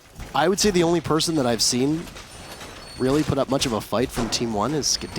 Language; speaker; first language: English; native; English